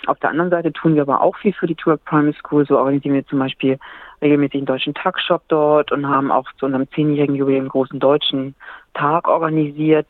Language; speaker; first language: German; native; German